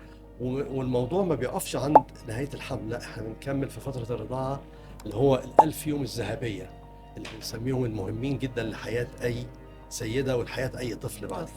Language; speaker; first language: Arabic; native; Arabic